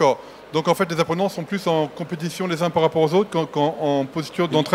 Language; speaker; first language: French; native; French